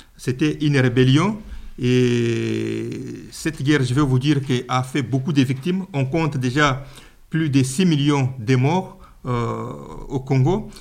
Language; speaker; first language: French; non-native, local second language; Luba-Lulua